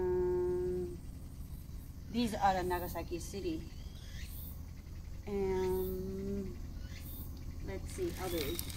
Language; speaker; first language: English; non-native, local second language; Japanese